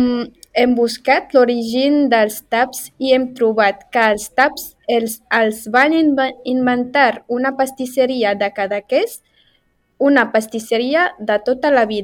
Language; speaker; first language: Catalan; non-native, learner; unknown